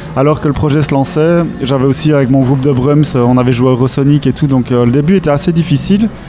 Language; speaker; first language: French; native; French